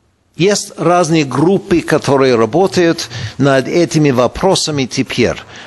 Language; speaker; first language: Russian; non-native, fluent; English